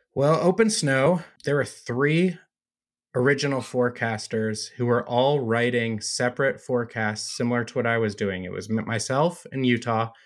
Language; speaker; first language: English; native; English